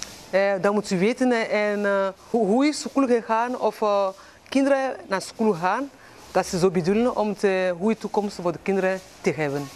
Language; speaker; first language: Dutch; non-native, learner; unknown